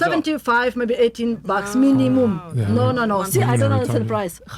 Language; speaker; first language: English; non-native, learner; Russian